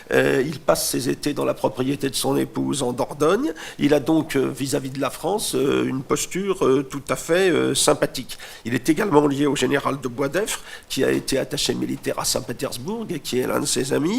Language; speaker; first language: French; native; French